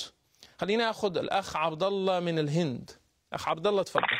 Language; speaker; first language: Arabic; native; Arabic